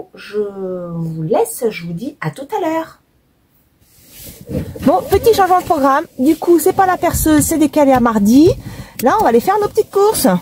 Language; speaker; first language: French; native; French